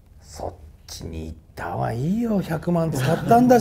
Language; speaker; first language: Japanese; native; Japanese